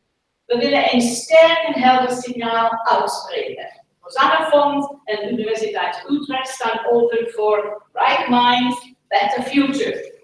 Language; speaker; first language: Dutch; non-native, fluent; English